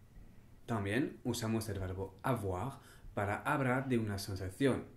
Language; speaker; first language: Spanish; non-native, fluent; French